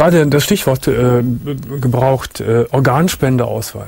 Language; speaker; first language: German; native; German